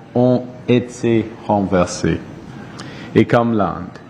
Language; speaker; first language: French; non-native, local second language; English